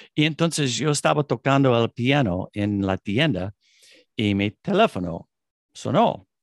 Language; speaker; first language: Spanish; non-native, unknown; English